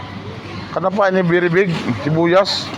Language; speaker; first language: Indonesian; non-native, learner; Filipino